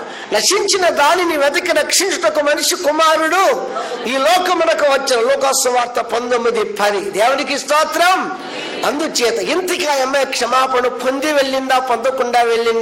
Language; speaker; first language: Telugu; native; Telugu